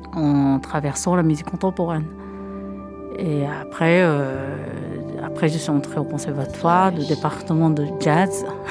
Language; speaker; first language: French; non-native, fluent; Japanese